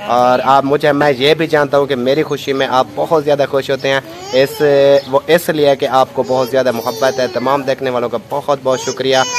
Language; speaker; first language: Urdu; non-native, local second language; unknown